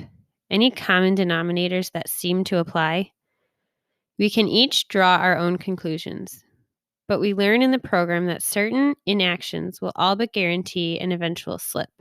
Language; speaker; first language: English; native; English